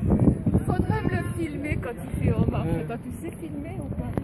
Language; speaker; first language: French; native; French